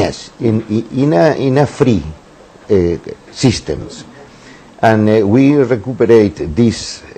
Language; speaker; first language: English; non-native, learner; Spanish